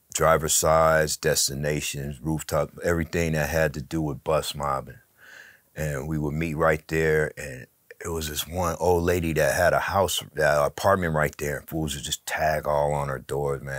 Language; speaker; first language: English; native; English